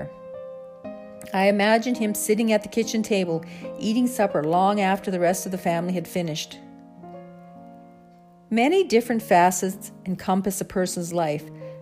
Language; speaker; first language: English; native; English